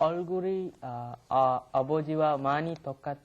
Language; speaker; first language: Korean; non-native, learner; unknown